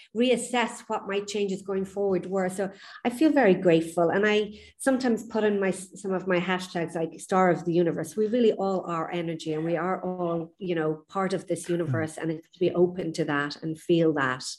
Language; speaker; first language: English; native; English